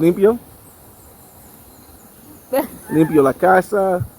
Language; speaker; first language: Spanish; non-native, learner; English